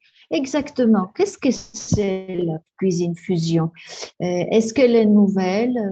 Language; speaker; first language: French; non-native, fluent; Spanish